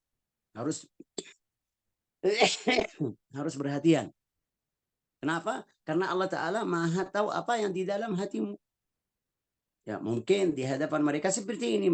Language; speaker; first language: Indonesian; non-native, fluent; Arabic